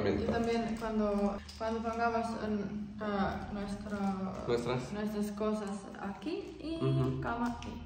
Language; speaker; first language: Spanish; non-native, learner; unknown